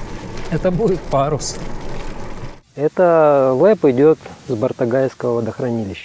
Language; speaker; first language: Russian; native; Russian